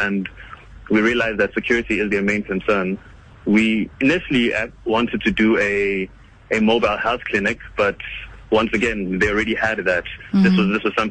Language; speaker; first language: English; non-native, local second language; Kinyarwanda